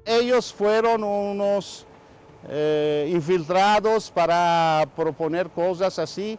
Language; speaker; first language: Spanish; non-native, fluent; Persian